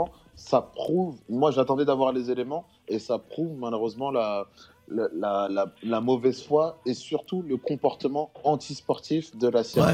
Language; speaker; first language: French; native; French